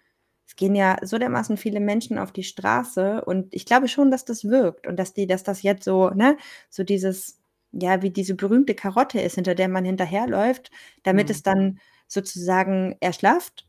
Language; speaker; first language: German; native; German